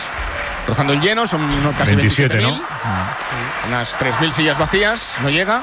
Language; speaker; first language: Spanish; native; Spanish